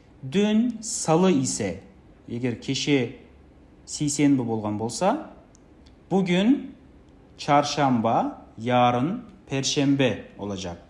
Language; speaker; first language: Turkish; non-native, fluent; Kazakh